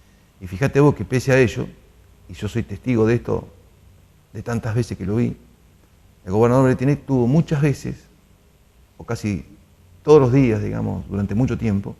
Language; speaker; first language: Spanish; native; Spanish